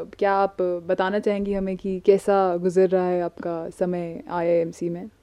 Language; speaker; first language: Hindi; native; Hindi